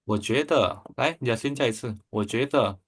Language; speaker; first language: Chinese; non-native, fluent; Indonesian